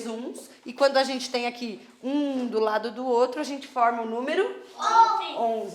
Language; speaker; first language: Portuguese; native; Portuguese